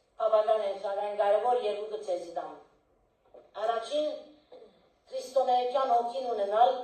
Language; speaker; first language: Armenian; early bilingual, heritage; Armenian